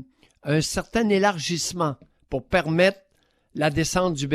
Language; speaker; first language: French; native; French